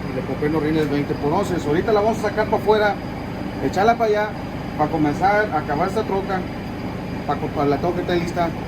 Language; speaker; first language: Spanish; early bilingual, other home language; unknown